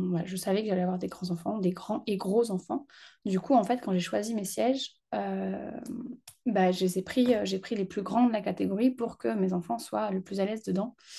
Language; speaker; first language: French; native; French